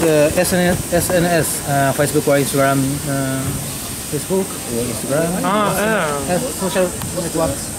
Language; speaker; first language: English; non-native, learner; Japanese